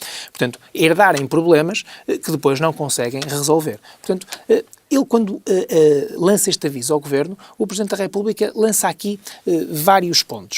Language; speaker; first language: Portuguese; native; Portuguese